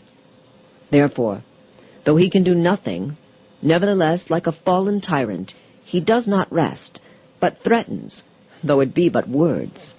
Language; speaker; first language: English; native; English